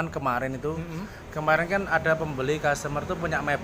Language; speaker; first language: Indonesian; native; Indonesian